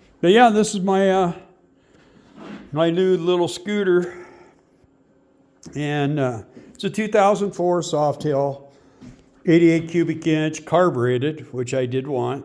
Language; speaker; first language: English; native; English